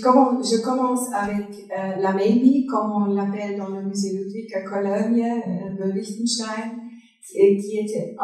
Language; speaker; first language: French; non-native, fluent; German